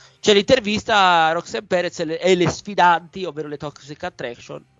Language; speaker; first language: Italian; native; Italian